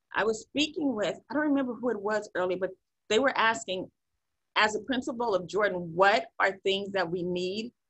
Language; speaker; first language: English; native; English